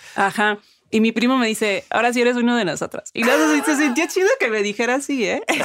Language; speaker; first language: Spanish; early bilingual, other home language; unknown